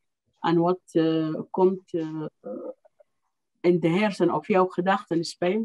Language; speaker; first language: Dutch; non-native, fluent; Arabic